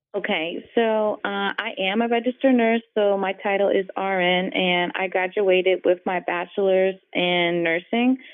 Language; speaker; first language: English; native; English